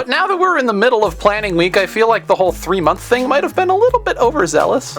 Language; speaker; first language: English; native; English